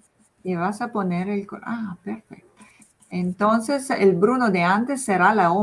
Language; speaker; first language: Spanish; non-native, fluent; Italian